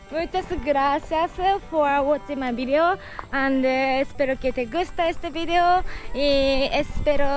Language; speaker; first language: Spanish; non-native, learner; Japanese